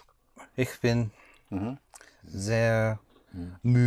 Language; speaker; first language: German; non-native, learner; English